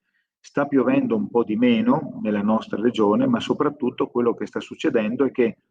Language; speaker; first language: Italian; native; Italian